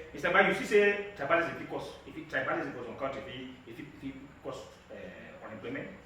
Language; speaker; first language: Nigerian Pidgin; native; Nigerian Pidgin